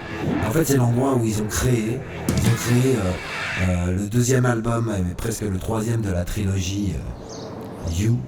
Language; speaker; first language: French; native; French